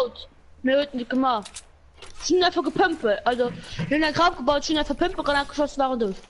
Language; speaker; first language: German; non-native, local second language; Luxembourgish